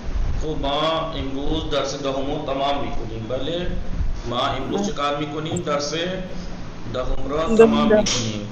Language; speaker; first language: Persian; non-native, fluent; Urdu